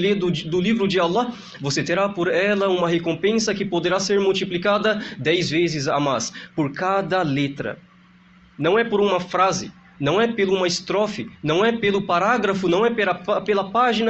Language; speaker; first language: Portuguese; native; Portuguese